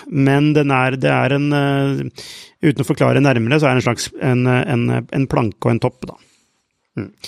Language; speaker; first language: Norwegian; native; Norwegian